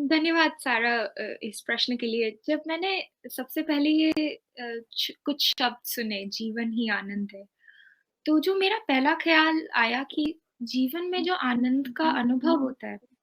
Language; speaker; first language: Hindi; native; Hindi